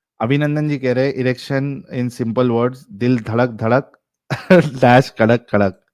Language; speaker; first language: Hindi; native; Hindi